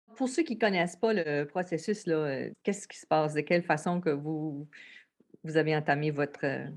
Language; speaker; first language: French; native; French